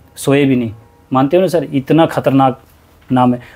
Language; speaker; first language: Hindi; native; Hindi